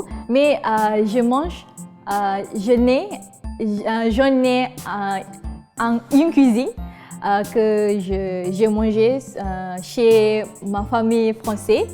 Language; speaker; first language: French; non-native, learner; Malay